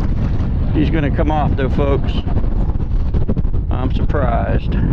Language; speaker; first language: English; native; English